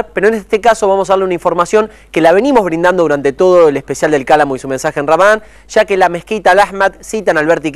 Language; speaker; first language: Spanish; native; Spanish